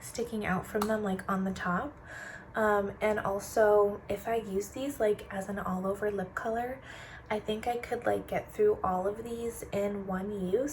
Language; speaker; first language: English; native; English